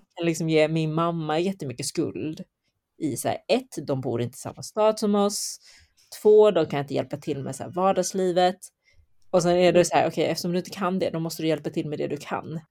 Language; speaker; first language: Swedish; early bilingual, other home language; Chinese